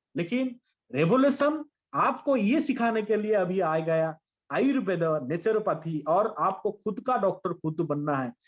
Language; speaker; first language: Hindi; non-native, local second language; Bangla